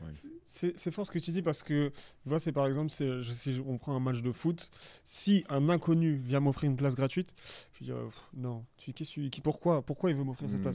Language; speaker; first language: French; native; French